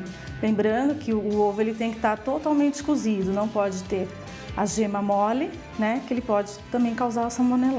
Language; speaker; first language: Portuguese; native; Portuguese